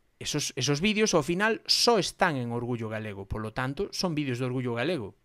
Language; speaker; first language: Galician; non-native, local second language; Spanish